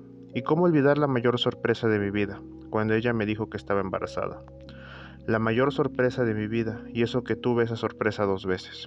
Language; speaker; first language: Spanish; native; Spanish